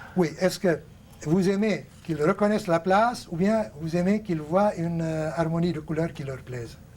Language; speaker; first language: French; non-native, local second language; Arabic